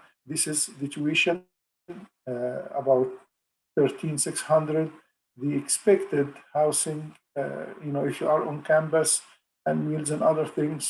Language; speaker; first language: English; non-native, fluent; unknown